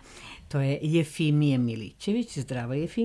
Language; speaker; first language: Serbian; native; Serbian